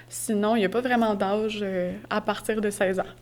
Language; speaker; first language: French; native; French